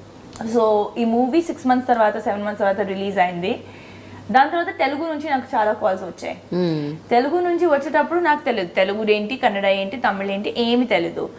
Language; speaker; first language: Telugu; non-native, fluent; Hindi